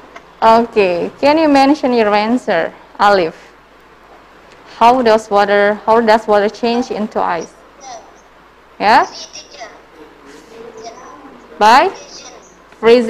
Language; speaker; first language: English; non-native, learner; Indonesian